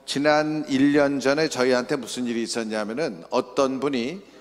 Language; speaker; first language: Korean; native; Korean